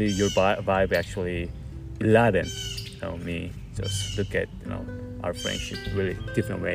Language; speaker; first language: English; non-native, fluent; Korean